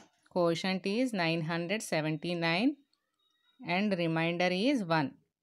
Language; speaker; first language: English; non-native, local second language; Telugu